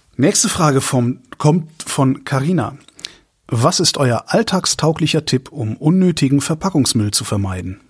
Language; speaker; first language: German; native; German